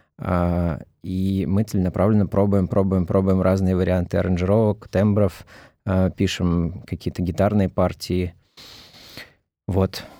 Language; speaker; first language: Russian; native; Russian